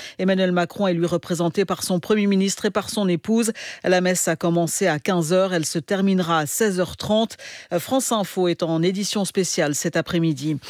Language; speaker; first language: French; native; French